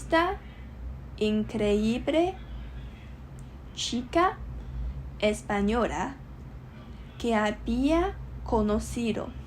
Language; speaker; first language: Spanish; non-native, learner; Chinese